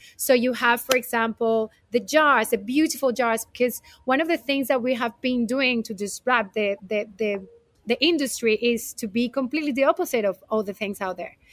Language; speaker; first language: English; non-native, fluent; Spanish